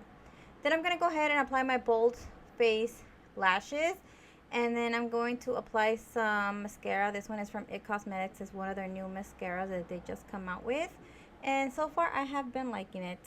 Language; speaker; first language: English; native; English